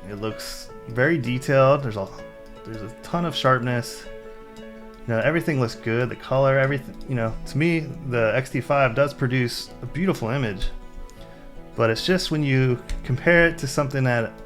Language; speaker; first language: English; native; English